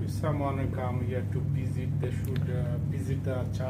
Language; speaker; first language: English; non-native, fluent; Bangla